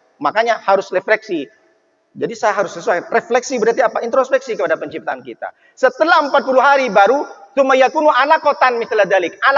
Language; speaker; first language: Indonesian; non-native, local second language; Madurese